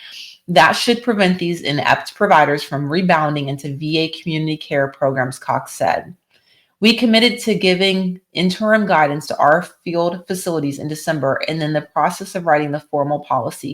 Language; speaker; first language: English; native; English